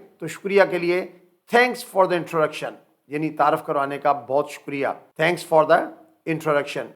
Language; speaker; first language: Urdu; native; Urdu